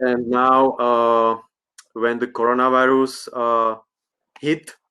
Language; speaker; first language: English; non-native, learner; Slovak